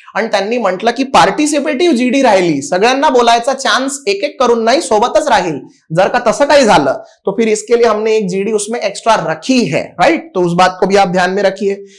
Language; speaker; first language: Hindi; non-native, local second language; Marathi